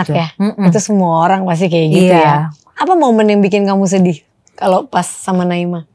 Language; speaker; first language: Indonesian; native; Indonesian